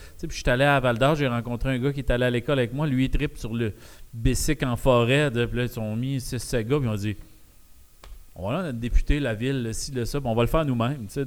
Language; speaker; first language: French; native; French